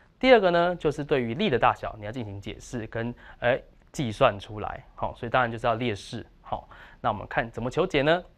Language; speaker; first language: Chinese; native; Chinese